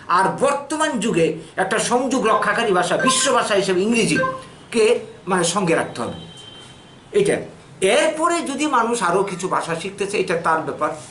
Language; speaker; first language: Bangla; native; Bangla